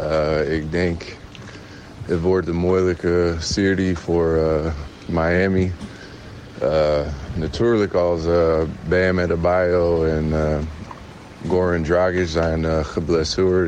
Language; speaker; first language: Dutch; non-native, learner; English